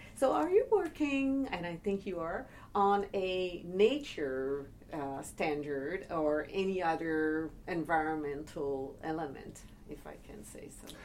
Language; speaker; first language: English; non-native, fluent; French